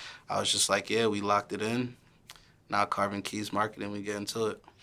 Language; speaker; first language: English; early bilingual, other home language; Haitian Creole